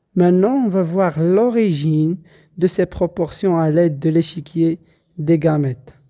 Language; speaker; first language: French; non-native, local second language; Arabic